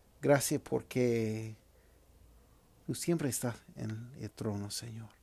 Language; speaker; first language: Spanish; non-native, fluent; English